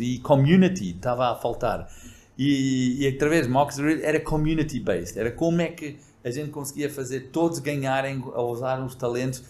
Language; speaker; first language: Portuguese; early bilingual, other home language; English